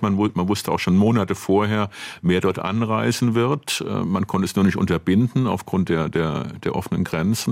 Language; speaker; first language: German; native; German